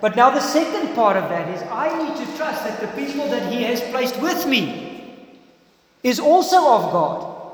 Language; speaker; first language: English; non-native, local second language; Afrikaans